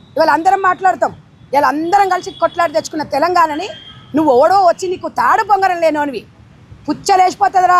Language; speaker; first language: Telugu; native; Telugu